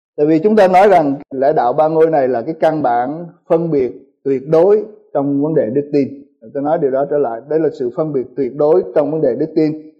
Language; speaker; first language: Vietnamese; early bilingual, heritage; Vietnamese